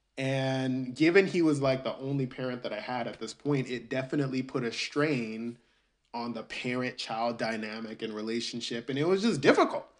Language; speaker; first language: English; early bilingual, other home language; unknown